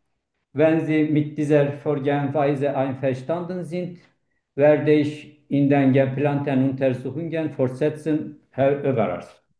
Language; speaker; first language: German; non-native, learner; Turkish